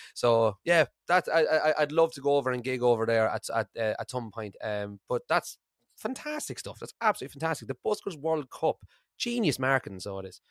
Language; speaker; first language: English; native; English